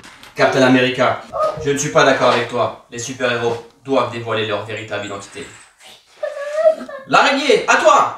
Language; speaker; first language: French; native; French